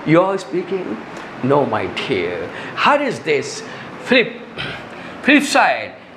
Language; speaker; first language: English; non-native, local second language; Hindi